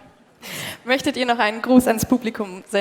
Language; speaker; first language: German; native; German